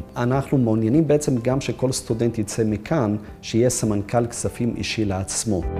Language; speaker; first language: Hebrew; native; Hebrew